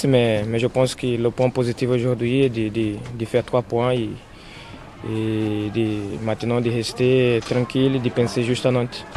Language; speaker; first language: French; non-native, fluent; Portuguese